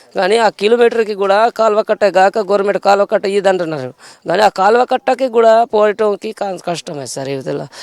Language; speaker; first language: Telugu; non-native, local second language; Koya